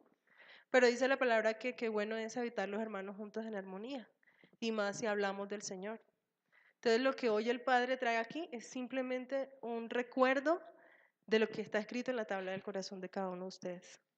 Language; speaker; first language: Spanish; native; Spanish